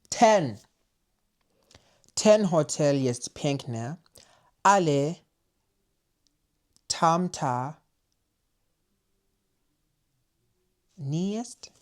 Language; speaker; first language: Polish; non-native, learner; English